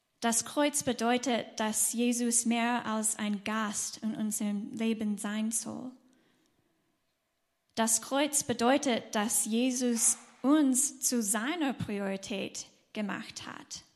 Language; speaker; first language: German; non-native, fluent; English